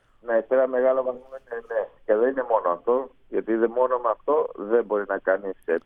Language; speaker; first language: Greek; non-native, fluent; Spanish